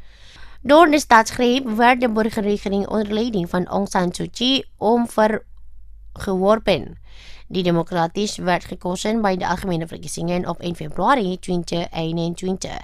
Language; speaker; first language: Dutch; non-native, learner; Indonesian